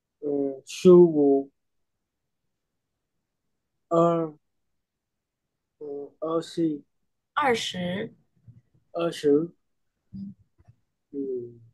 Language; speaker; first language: Chinese; non-native, learner; Vietnamese